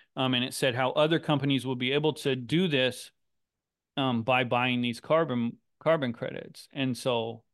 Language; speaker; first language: English; native; English